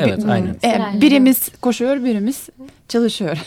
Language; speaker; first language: Turkish; non-native, fluent; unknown